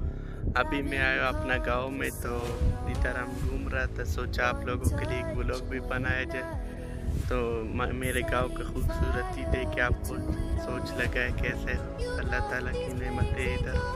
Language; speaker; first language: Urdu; non-native, local second language; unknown